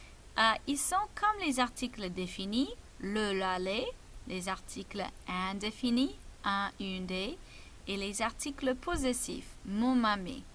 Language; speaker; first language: French; non-native, fluent; English